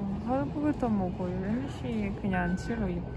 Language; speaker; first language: Korean; non-native, learner; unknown